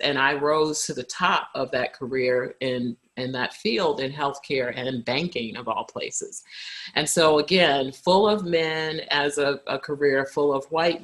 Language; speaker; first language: English; native; English